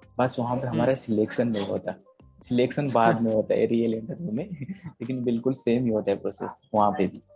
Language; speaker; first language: Hindi; non-native, local second language; Odia